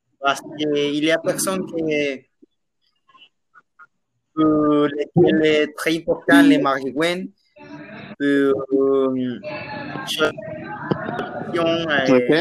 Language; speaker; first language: French; non-native, learner; Spanish